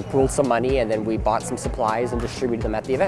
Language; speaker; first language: English; native; English